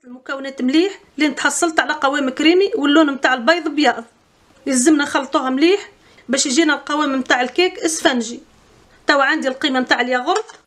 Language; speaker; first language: Arabic; native; Arabic